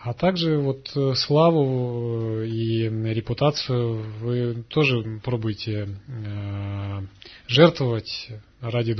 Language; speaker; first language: Russian; native; Russian